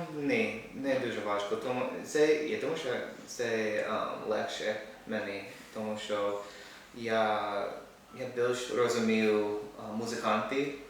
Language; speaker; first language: Ukrainian; non-native, learner; English